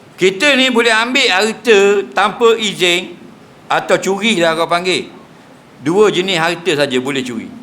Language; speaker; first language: Malay; native; Malay